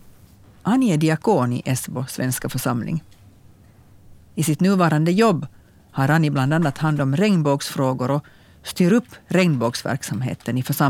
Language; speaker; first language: Swedish; native; Swedish